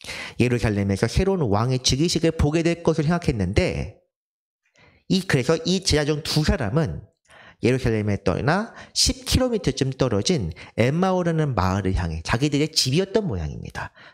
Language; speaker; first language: Korean; native; Korean